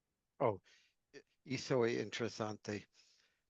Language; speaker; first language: Portuguese; non-native, learner; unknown